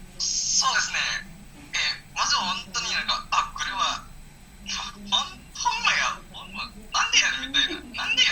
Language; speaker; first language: Japanese; non-native, learner; Indonesian